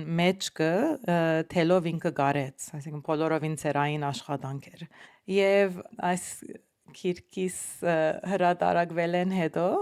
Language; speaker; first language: Armenian; early bilingual, heritage; Armenian